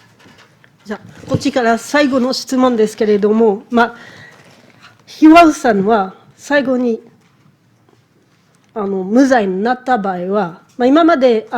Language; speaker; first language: Japanese; non-native, fluent; French